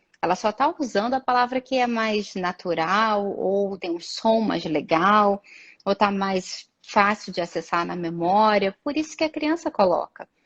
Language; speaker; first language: Portuguese; native; Portuguese